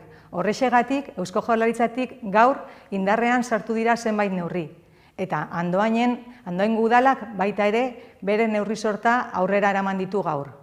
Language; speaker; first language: Basque; native; Basque